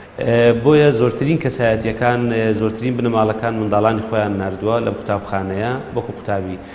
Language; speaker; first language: Central Kurdish; native; Central Kurdish